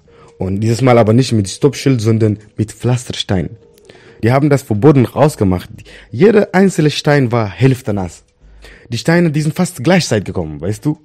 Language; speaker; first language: German; non-native, fluent; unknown